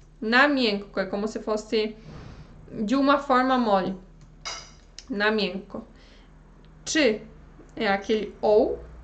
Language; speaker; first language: Portuguese; non-native, fluent; Polish